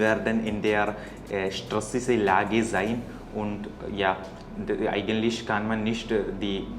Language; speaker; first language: German; non-native, learner; Malayalam